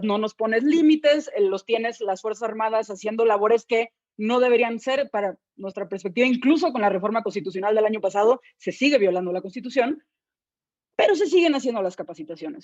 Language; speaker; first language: Spanish; native; Spanish